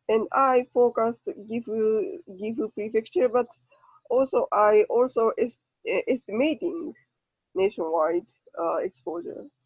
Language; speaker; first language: English; non-native, learner; Japanese